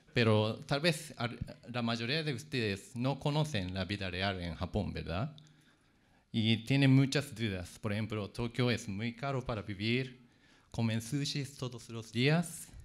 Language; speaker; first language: Spanish; non-native, fluent; Japanese